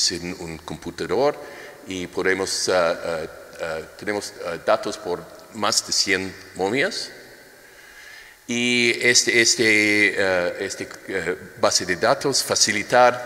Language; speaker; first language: Spanish; non-native, learner; English